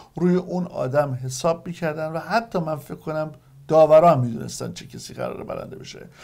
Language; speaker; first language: Persian; native; Persian